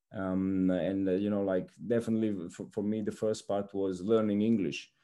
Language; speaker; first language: English; non-native, fluent; Italian